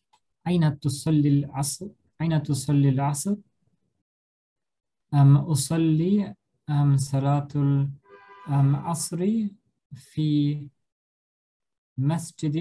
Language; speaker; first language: Arabic; non-native, learner; German